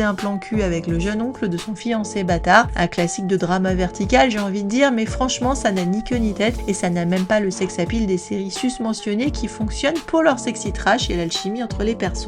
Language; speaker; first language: French; native; French